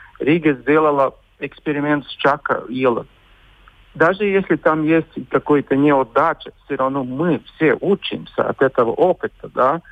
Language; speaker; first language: Russian; non-native, local second language; Latvian